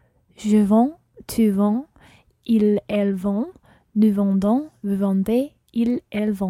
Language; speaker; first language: French; non-native, learner; English